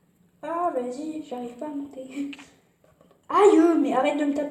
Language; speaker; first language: French; native; French